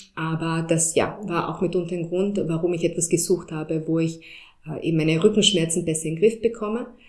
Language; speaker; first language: German; early bilingual, heritage; German